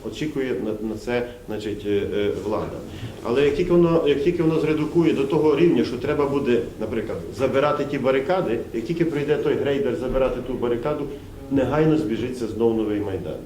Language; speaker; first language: Ukrainian; native; Ukrainian